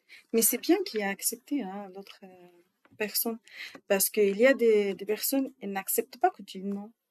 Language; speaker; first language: French; non-native, learner; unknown